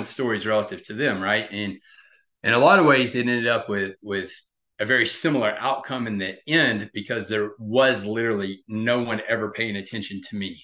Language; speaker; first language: English; native; English